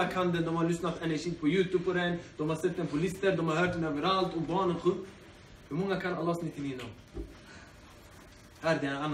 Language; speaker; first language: Swedish; early bilingual, other home language; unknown